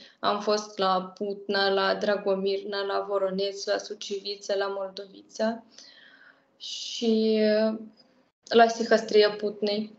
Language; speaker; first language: Romanian; non-native, fluent; Russian